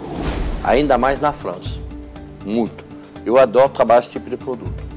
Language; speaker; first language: Portuguese; non-native, fluent; French